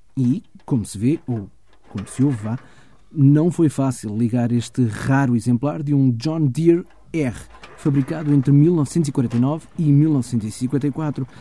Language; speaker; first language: Portuguese; early bilingual, heritage; Portuguese